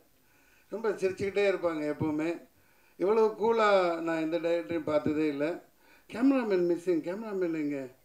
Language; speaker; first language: Tamil; native; Tamil